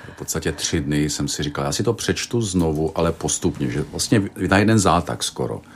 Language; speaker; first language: Czech; native; Czech